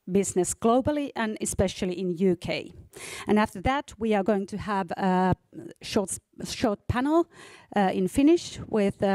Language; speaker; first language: English; non-native, fluent; Finnish